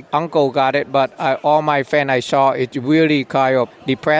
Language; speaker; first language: English; non-native, learner; Vietnamese